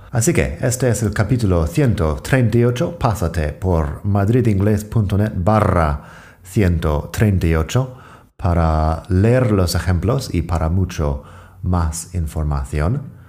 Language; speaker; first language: Spanish; non-native, fluent; English